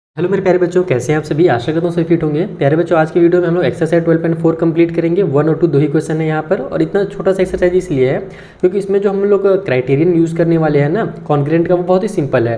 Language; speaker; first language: Hindi; native; Hindi